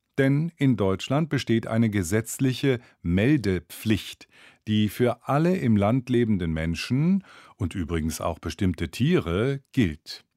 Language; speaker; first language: German; native; German